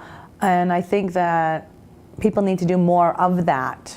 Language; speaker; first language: English; native; English